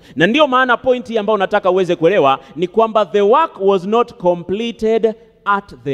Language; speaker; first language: English; non-native, local second language; Swahili